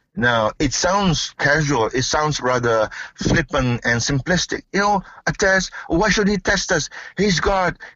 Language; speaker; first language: English; non-native, local second language; Malay